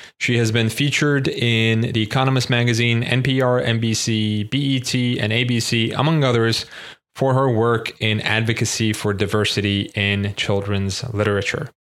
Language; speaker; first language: English; non-native, fluent; Turkish